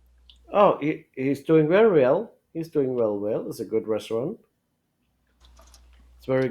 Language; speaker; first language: English; non-native, learner; German